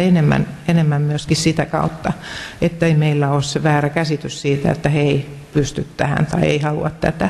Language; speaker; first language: Finnish; native; Finnish